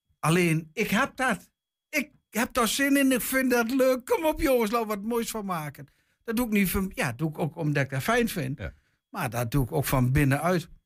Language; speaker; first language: Dutch; native; Dutch